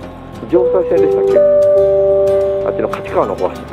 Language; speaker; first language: Japanese; native; Japanese